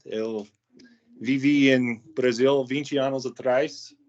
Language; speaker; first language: Portuguese; non-native, learner; English